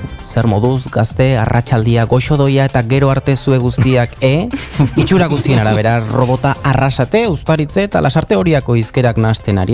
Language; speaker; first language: Basque; native; Basque